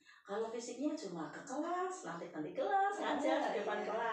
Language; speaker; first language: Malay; non-native, local second language; Javanese